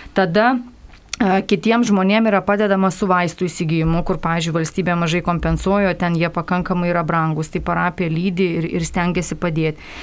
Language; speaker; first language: Lithuanian; native; Lithuanian